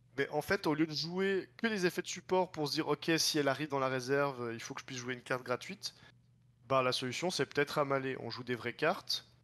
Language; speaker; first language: French; native; French